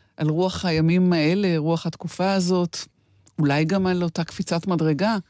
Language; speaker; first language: Hebrew; native; Hebrew